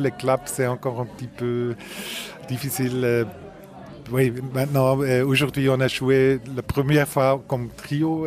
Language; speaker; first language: French; non-native, fluent; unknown